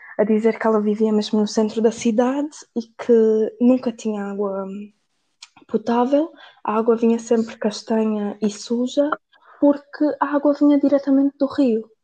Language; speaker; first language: Portuguese; native; Portuguese